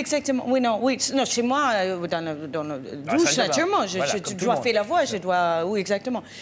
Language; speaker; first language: French; non-native, fluent; English